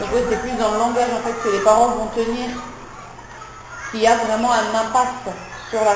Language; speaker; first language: French; native; French